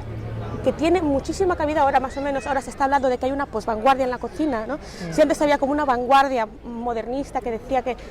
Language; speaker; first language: Spanish; native; Spanish